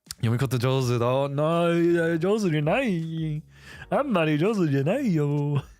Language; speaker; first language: Japanese; non-native, learner; English